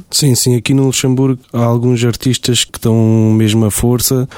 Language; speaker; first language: Portuguese; early bilingual, heritage; German